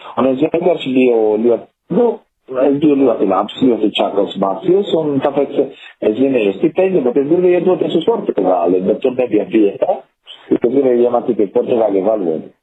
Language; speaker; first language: Latvian; non-native, fluent; Italian